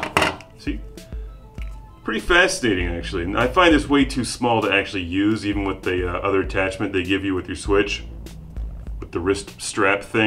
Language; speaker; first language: English; native; English